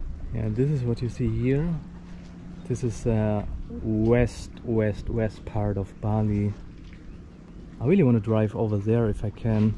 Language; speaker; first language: English; non-native, fluent; German